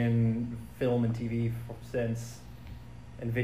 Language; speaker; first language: English; native; English